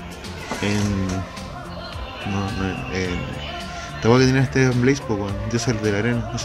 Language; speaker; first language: Spanish; native; Spanish